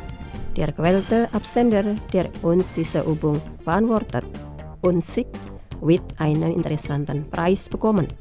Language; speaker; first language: German; non-native, learner; Indonesian